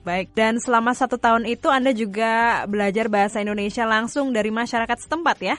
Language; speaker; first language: Indonesian; native; Indonesian